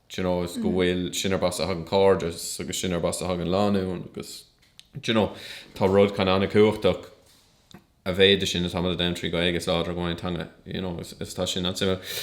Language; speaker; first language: Irish; non-native, local second language; English